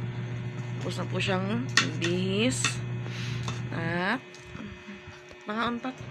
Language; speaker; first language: Filipino; native; Filipino